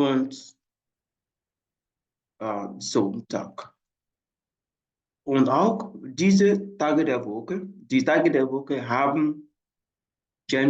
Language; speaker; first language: German; non-native, fluent; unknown